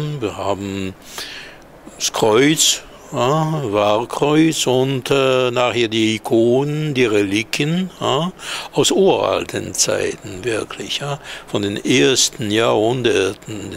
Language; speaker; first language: German; non-native, fluent; Hebrew